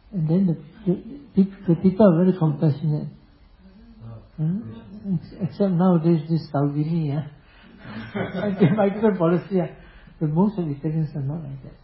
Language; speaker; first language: English; non-native, local second language; Chinese